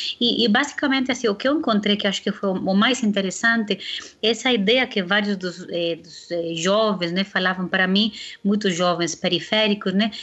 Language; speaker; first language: Portuguese; non-native, fluent; Spanish